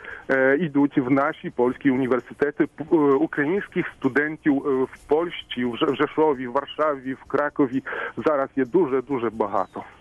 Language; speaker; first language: Ukrainian; non-native, fluent; Polish